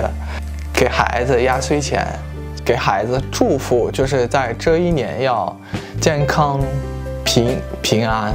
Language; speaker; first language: Chinese; non-native, fluent; Malagasy